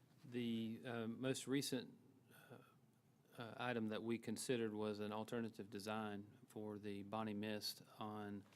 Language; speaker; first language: English; native; English